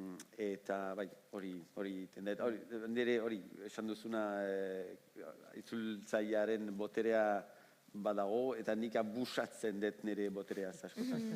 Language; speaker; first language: Basque; non-native, fluent; French